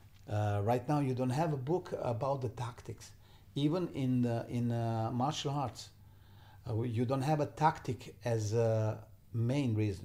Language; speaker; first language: English; non-native, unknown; Serbian